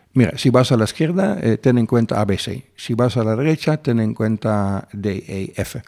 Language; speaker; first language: Spanish; non-native, fluent; Dutch